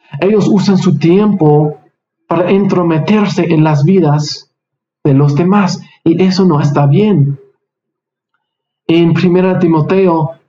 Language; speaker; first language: Spanish; non-native, fluent; English